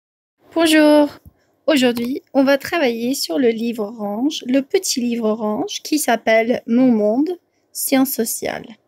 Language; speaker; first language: French; non-native, fluent; English